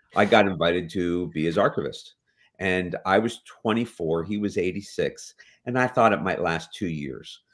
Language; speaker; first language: English; native; English